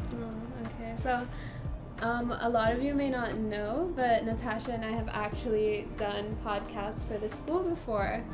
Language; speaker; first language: English; native; English